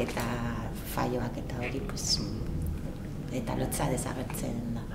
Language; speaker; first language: Basque; non-native, learner; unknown